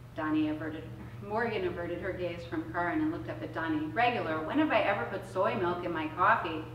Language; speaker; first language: English; native; English